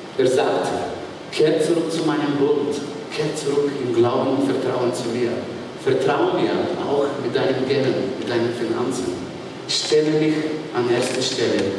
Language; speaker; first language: German; non-native, fluent; Bulgarian